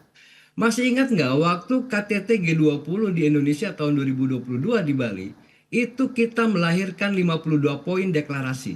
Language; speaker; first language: Indonesian; native; Indonesian